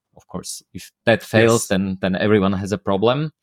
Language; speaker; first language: English; non-native, fluent; Slovak